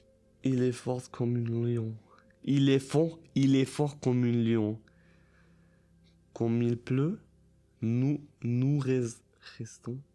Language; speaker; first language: French; non-native, learner; German